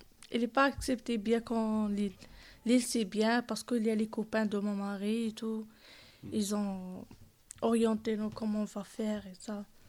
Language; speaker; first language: French; non-native, learner; Arabic